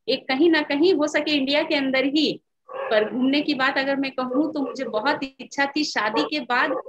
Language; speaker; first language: Hindi; native; Hindi